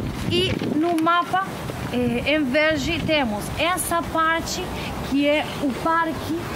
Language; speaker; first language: Portuguese; non-native, fluent; Spanish